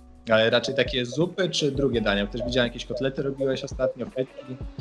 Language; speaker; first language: Polish; native; Polish